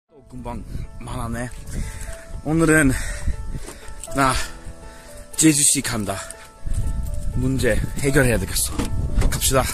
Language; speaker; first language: Korean; non-native, learner; English